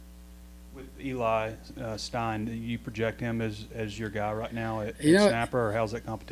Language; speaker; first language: English; native; English